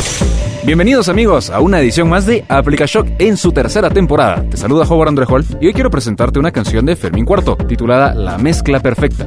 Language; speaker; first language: Spanish; native; Spanish